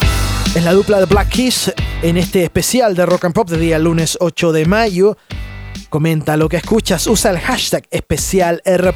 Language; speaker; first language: Spanish; native; Spanish